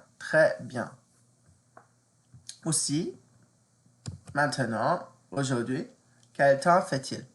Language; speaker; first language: French; non-native, fluent; English